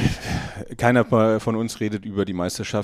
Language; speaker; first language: German; native; German